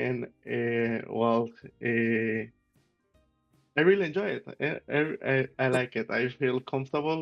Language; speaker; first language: English; non-native, learner; Spanish